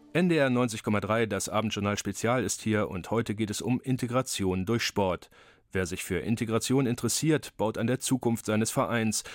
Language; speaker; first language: German; native; German